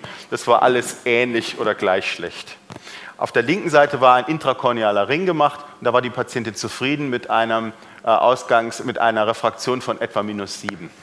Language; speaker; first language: German; native; German